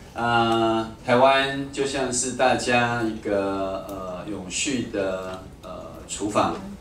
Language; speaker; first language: Chinese; native; Chinese